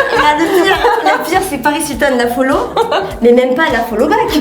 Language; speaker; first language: French; native; French